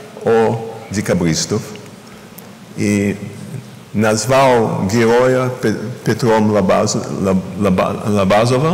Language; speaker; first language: Russian; early bilingual, heritage; Russian